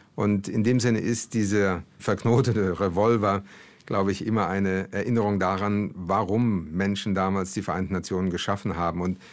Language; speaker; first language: German; early bilingual, other home language; Portuguese